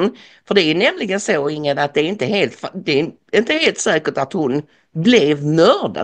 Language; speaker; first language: Swedish; native; Swedish